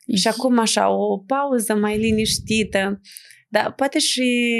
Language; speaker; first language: Romanian; native; Romanian